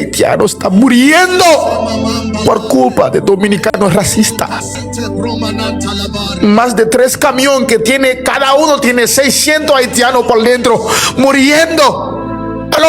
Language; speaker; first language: Spanish; non-native, learner; Haitian Creole